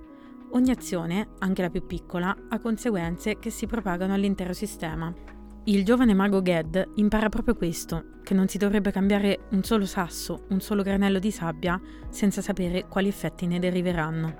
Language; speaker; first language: Italian; native; Italian